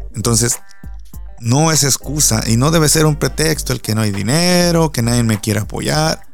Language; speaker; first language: Spanish; native; Spanish